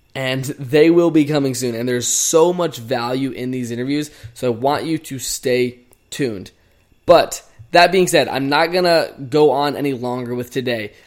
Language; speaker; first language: English; native; English